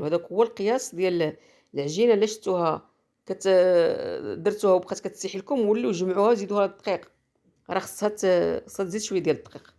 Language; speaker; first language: Arabic; native; Arabic